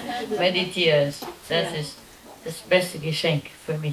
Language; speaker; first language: German; non-native, learner; Vietnamese